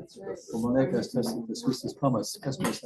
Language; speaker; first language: Latvian; early bilingual, heritage; Latvian